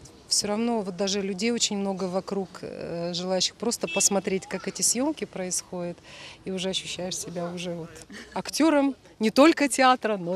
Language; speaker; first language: Russian; native; Russian